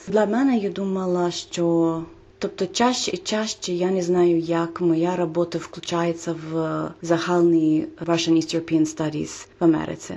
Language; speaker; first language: Ukrainian; non-native, fluent; English